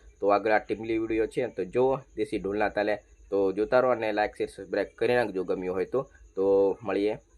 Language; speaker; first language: Gujarati; non-native, local second language; Rathawi